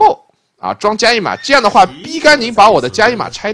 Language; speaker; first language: Chinese; native; Chinese